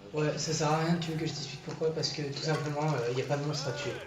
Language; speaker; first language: French; native; French